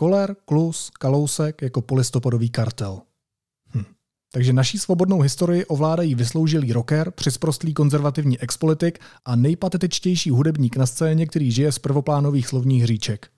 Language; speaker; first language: Czech; native; Czech